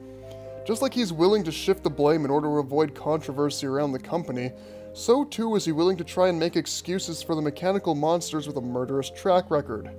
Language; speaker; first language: English; native; English